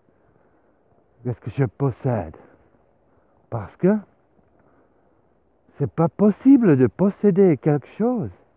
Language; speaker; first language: French; non-native, learner; Swiss German